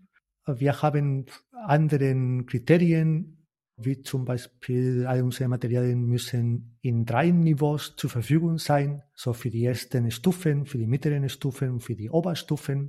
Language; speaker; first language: German; non-native, fluent; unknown